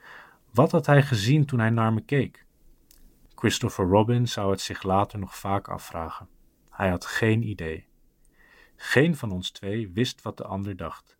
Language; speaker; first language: Dutch; native; Dutch